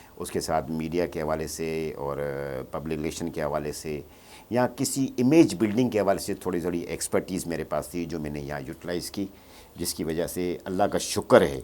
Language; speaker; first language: Urdu; non-native, local second language; Sindhi